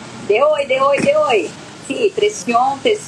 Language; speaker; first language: Spanish; non-native, learner; Portuguese